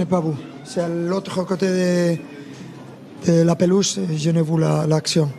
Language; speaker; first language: French; non-native, fluent; Spanish